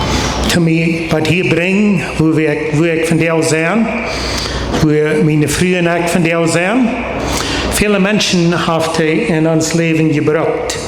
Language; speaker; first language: German; non-native, learner; Plautdietsch